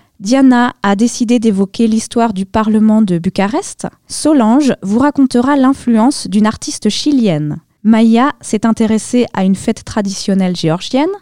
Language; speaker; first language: French; native; French